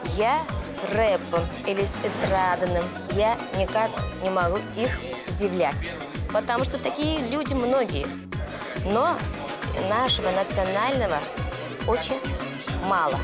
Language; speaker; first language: Russian; non-native, local second language; Uzbek